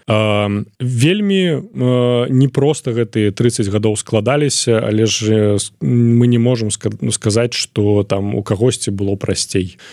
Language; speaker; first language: Belarusian; non-native, local second language; Russian